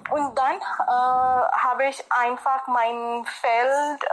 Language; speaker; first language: German; non-native, fluent; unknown